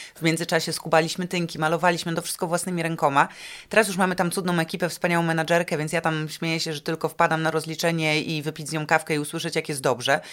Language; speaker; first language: Polish; native; Polish